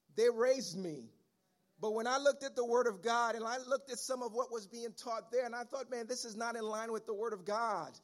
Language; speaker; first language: English; early bilingual, other home language; Haitian Creole